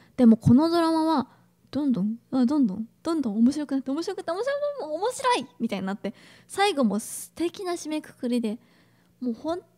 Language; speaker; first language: Japanese; native; Japanese